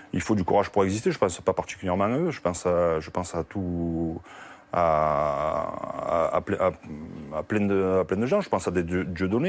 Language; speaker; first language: French; native; French